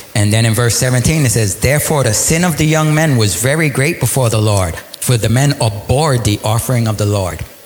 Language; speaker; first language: English; native; English